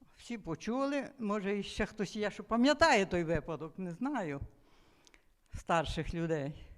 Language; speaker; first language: Ukrainian; native; Ukrainian